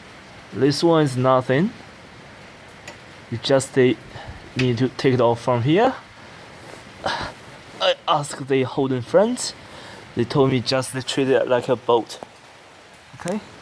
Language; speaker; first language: English; non-native, learner; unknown